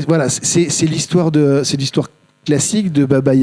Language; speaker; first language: French; native; French